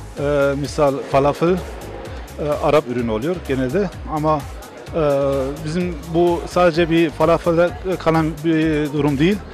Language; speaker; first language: Turkish; early bilingual, other home language; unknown